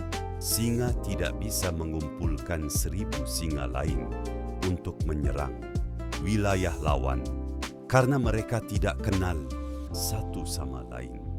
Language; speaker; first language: Indonesian; native; Indonesian